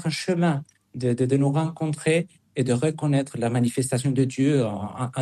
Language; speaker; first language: French; non-native, fluent; Spanish